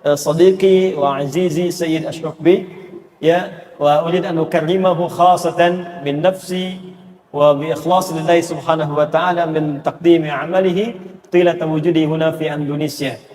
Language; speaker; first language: Arabic; non-native, fluent; Indonesian